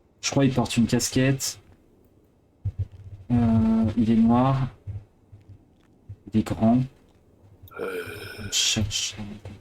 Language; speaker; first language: French; native; French